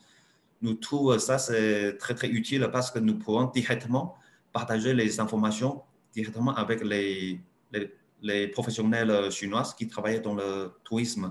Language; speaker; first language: French; non-native, learner; Chinese